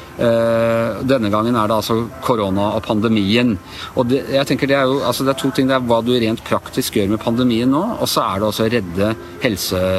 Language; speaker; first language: Norwegian; native; Norwegian